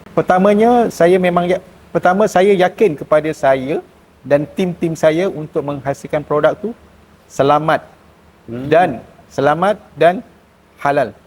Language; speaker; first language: Malay; native; Malay